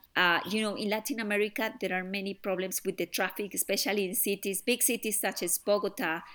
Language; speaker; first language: English; non-native, fluent; Spanish